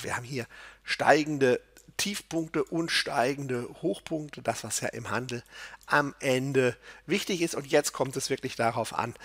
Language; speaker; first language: German; native; German